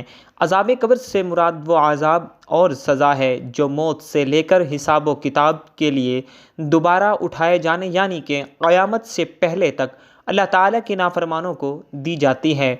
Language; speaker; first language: Urdu; native; Urdu